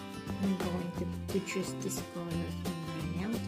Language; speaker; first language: English; non-native, local second language; Filipino